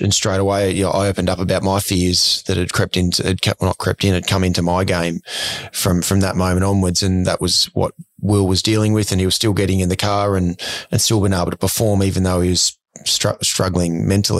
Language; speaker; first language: English; native; English